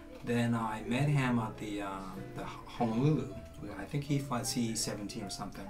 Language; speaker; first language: English; non-native, fluent; Japanese